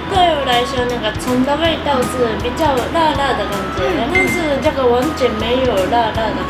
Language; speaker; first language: Chinese; non-native, fluent; Japanese